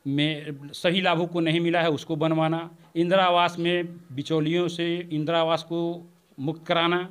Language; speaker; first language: Hindi; native; Hindi